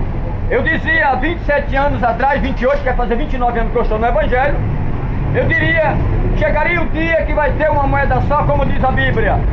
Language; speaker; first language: Portuguese; native; Portuguese